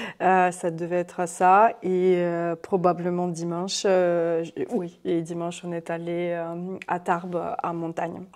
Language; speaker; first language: French; non-native, fluent; Russian